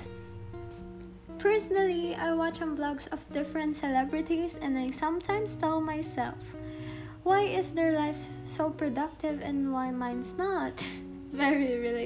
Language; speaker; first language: English; non-native, local second language; Filipino